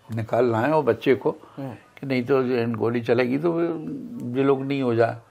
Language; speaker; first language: Hindi; native; Hindi